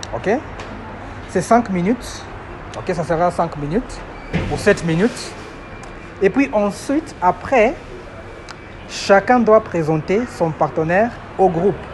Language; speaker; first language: French; non-native, fluent; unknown